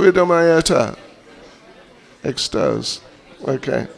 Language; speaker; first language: Russian; non-native, fluent; English